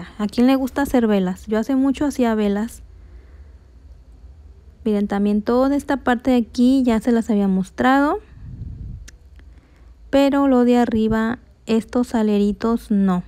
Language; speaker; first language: Spanish; native; Spanish